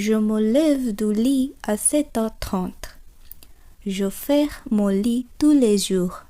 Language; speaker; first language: French; non-native, fluent; Bangla